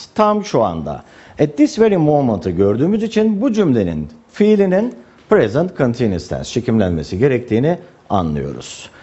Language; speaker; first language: Turkish; native; Turkish